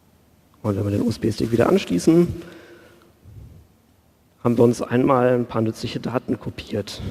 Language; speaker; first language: German; native; German